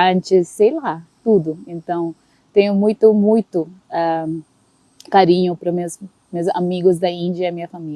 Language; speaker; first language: Portuguese; non-native, fluent; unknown